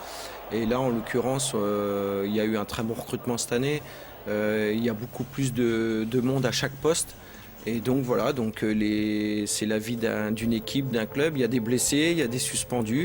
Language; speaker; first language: French; native; French